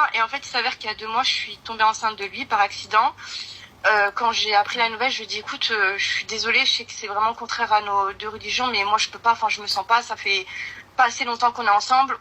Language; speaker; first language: French; early bilingual, other home language; Arabic